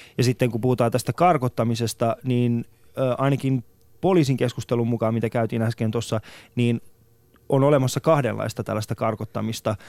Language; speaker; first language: Finnish; early bilingual, other home language; Persian